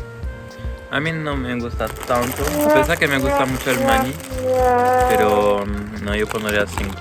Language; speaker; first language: Spanish; non-native, fluent; French